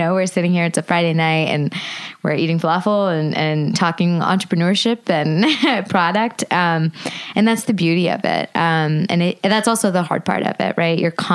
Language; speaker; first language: English; native; English